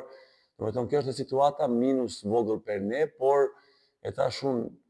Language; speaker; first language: Albanian; non-native, fluent; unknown